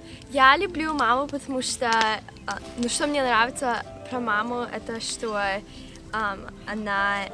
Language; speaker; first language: Russian; early bilingual, heritage; Russian